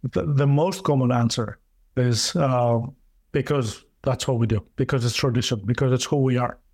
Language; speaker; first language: English; non-native, fluent; Greek